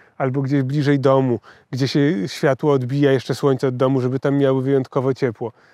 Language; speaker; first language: Polish; native; Polish